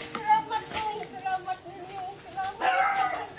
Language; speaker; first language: Filipino; non-native, local second language; Cebuano